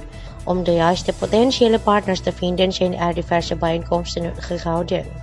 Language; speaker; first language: Dutch; non-native, fluent; Indonesian